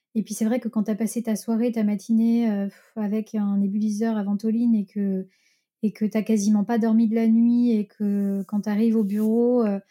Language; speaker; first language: French; native; French